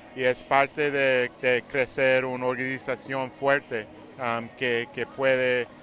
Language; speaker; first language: Spanish; non-native, learner; English